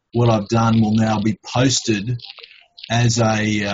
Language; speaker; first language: English; native; English